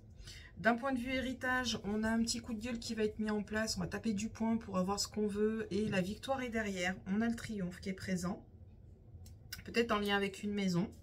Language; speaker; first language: French; native; French